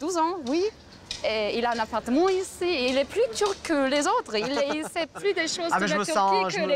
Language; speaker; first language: French; non-native, learner; Turkish